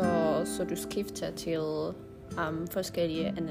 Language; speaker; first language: Danish; non-native, learner; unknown